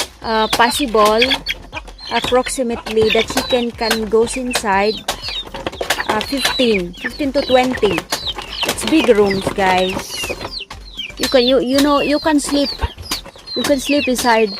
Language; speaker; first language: English; non-native, local second language; Filipino